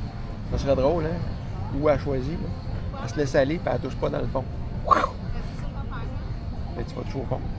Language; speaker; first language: French; native; French